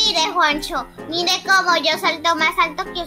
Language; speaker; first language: Spanish; native; Spanish